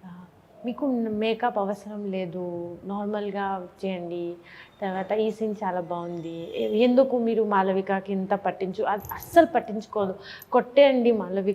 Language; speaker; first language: Telugu; non-native, learner; Bangla